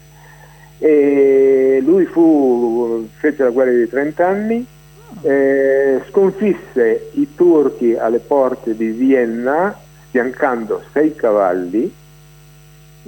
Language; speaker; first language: Italian; native; Italian